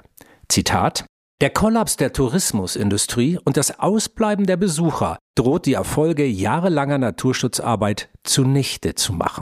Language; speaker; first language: German; native; German